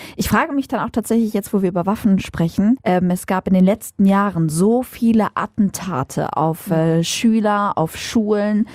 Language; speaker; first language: German; native; German